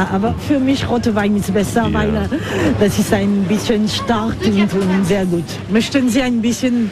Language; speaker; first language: German; non-native, learner; French